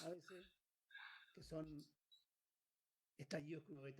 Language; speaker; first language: Spanish; native; Spanish